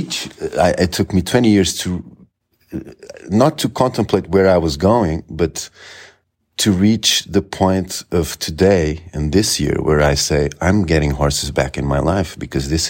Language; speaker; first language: English; non-native, fluent; Portuguese